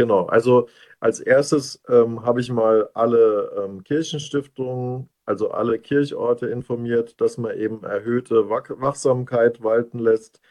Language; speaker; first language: German; native; German